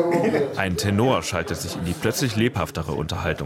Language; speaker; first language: German; native; German